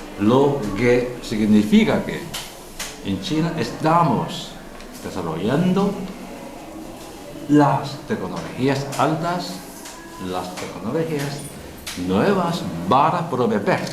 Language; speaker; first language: Spanish; non-native, learner; Chinese